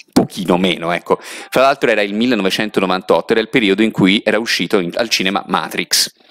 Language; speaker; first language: Italian; native; Italian